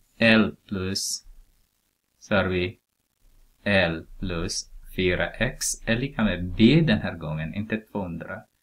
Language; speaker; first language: Swedish; non-native, fluent; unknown